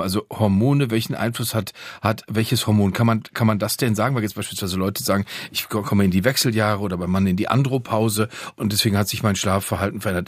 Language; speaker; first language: German; native; German